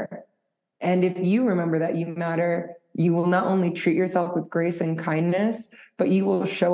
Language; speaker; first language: English; native; English